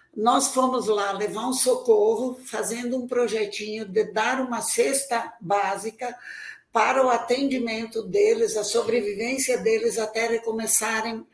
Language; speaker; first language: Portuguese; native; Portuguese